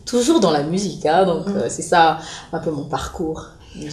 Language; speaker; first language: French; non-native, local second language; Lingala